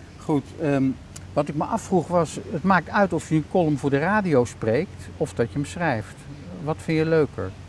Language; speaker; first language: Dutch; native; Dutch